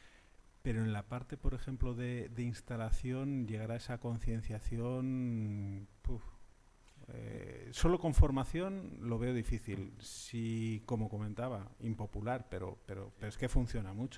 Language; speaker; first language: Spanish; native; Spanish